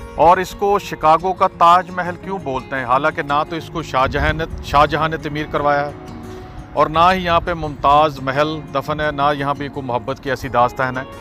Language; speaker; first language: Urdu; native; Urdu